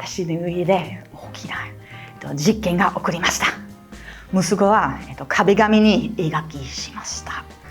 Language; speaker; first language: Japanese; non-native, fluent; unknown